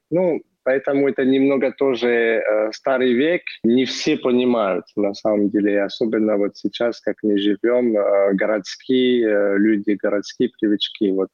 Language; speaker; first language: Russian; non-native, fluent; French